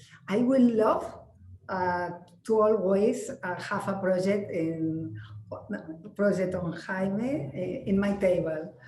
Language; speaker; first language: English; non-native, learner; Spanish